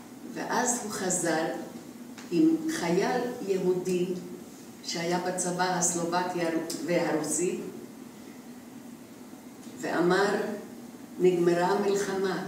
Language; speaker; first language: Hebrew; non-native, fluent; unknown